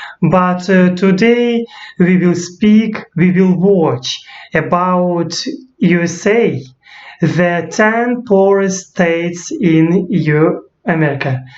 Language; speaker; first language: English; non-native, learner; Russian